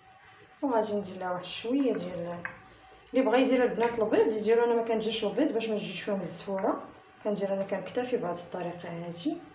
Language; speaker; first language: Arabic; native; Arabic